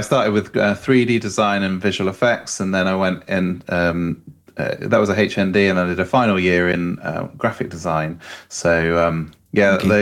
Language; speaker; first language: English; native; English